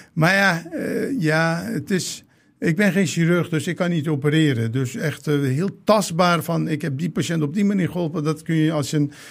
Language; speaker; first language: Dutch; early bilingual, other home language; Turkish